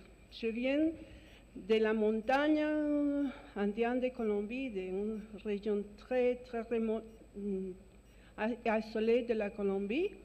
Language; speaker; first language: French; non-native, fluent; Spanish